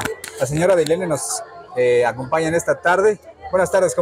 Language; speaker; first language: Spanish; native; Spanish